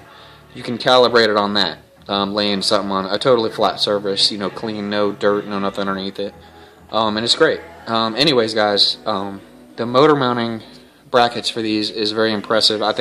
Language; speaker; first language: English; native; English